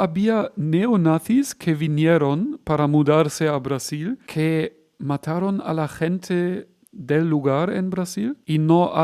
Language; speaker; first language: Spanish; non-native, fluent; German